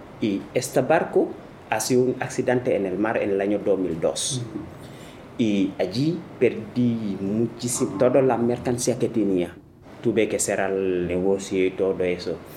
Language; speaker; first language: Spanish; non-native, fluent; Wolof